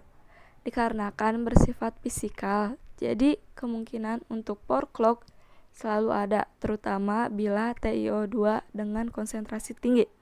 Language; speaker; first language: Indonesian; native; Indonesian